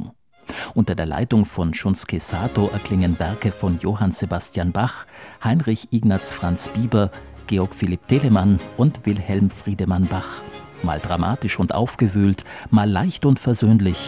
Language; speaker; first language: German; native; German